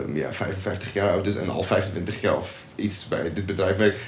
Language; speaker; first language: Dutch; non-native, fluent; Arabic